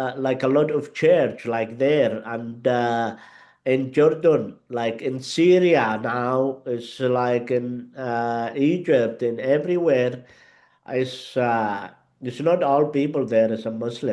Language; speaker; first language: English; non-native, learner; Arabic